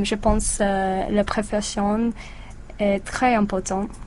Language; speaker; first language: French; non-native, learner; English